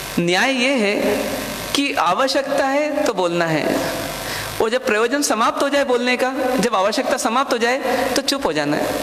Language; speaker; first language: Hindi; non-native, local second language; Marwari